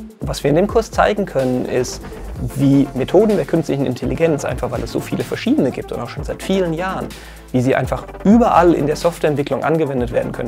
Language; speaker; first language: German; native; German